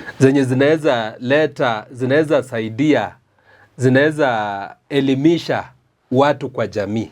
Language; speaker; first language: Swahili; native; Swahili